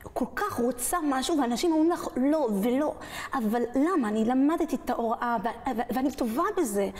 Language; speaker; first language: Hebrew; early bilingual, other home language; French